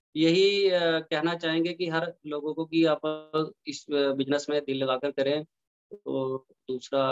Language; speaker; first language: Hindi; native; Hindi